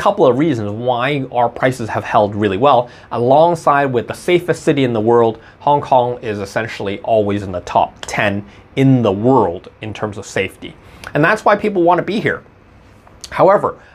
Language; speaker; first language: English; non-native, local second language; Cantonese